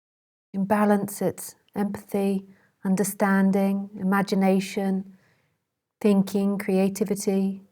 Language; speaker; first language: English; native; English